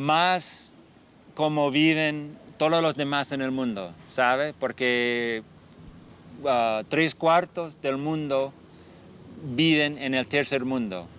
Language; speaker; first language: Spanish; non-native, fluent; English